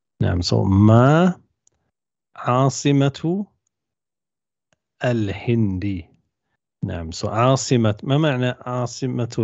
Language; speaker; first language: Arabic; non-native, fluent; English